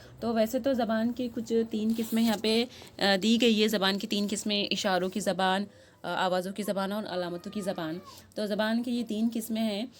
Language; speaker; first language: Urdu; native; Urdu